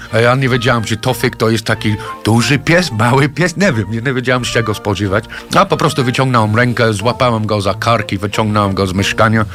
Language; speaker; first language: Polish; non-native, fluent; English